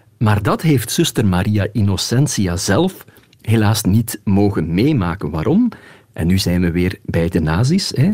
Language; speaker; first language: Dutch; native; Dutch